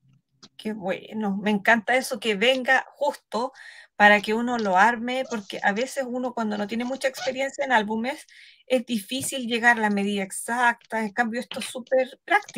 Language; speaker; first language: Spanish; native; Spanish